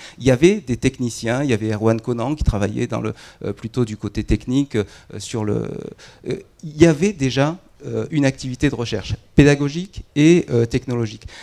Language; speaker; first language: French; native; French